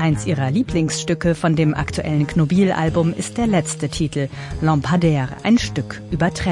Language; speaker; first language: German; native; German